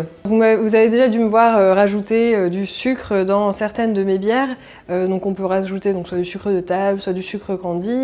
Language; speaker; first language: French; native; French